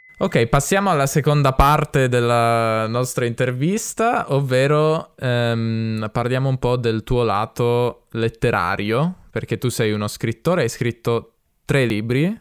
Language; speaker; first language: Italian; native; Italian